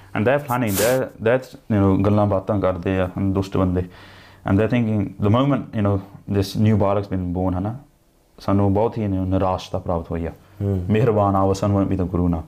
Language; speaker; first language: English; early bilingual, other home language; Punjabi